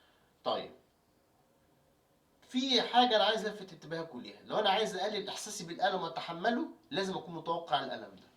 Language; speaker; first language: Arabic; native; Arabic